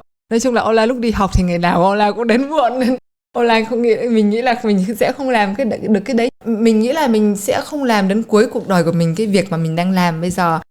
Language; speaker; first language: Vietnamese; early bilingual, heritage; Polish